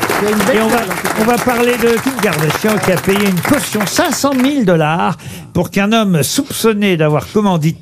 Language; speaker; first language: French; native; French